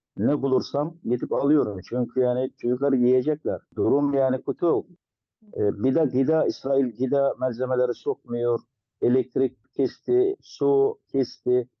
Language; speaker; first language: Turkish; non-native, fluent; Arabic